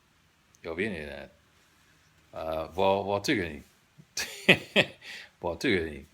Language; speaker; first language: Swedish; non-native, learner; English